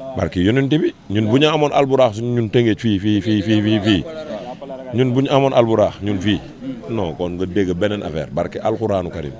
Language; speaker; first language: Wolof; native; Wolof